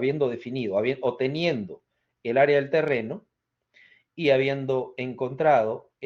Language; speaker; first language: Spanish; native; Spanish